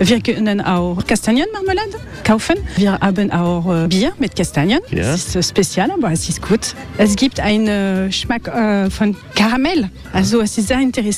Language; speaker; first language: German; non-native, learner; French